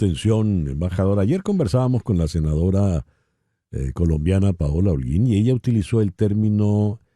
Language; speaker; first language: Spanish; native; Spanish